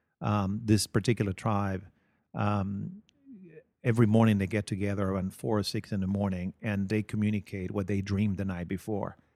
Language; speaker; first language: English; non-native, fluent; Spanish